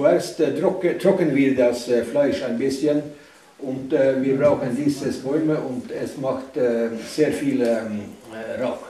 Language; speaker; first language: German; non-native, learner; Northern Sami